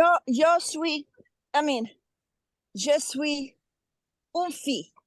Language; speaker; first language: French; non-native, learner; English